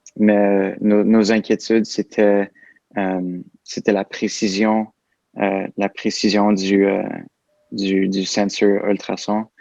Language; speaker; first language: French; native; French